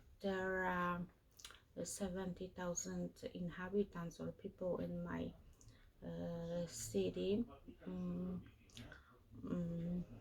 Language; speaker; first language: English; non-native, learner; Polish